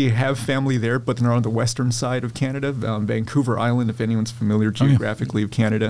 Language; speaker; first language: English; native; English